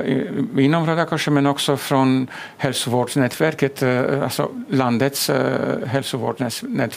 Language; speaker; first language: Swedish; non-native, fluent; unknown